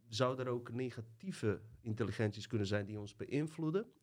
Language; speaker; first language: Dutch; early bilingual, other home language; Bosnian